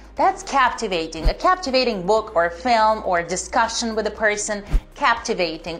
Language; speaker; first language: English; non-native, fluent; Romanian